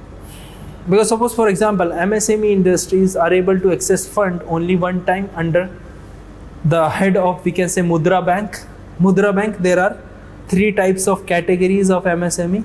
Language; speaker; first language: English; non-native, local second language; Hindi